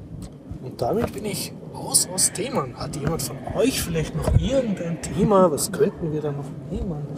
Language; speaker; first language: German; native; German